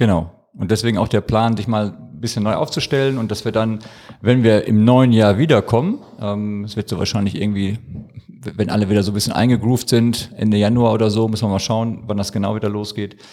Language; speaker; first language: German; native; German